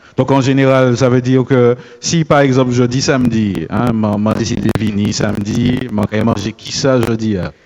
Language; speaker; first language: French; native; French